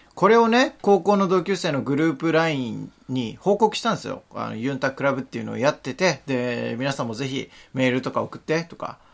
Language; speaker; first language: Japanese; native; Japanese